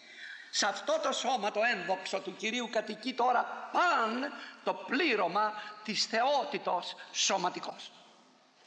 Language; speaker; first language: Greek; native; Greek